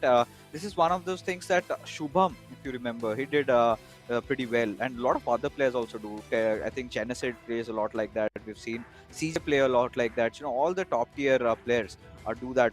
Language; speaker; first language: English; non-native, local second language; Hindi